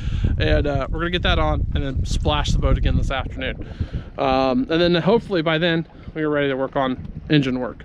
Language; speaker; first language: English; native; English